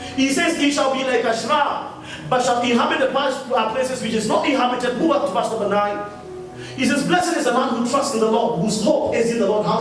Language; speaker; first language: English; non-native, local second language; Swahili